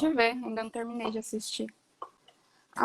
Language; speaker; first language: Portuguese; native; Portuguese